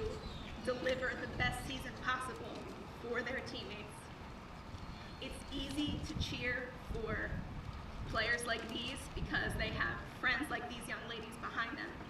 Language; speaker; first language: English; native; English